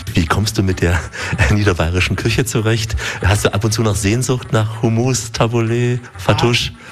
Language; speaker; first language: German; native; German